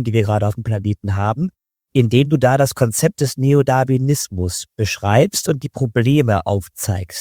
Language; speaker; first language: German; native; German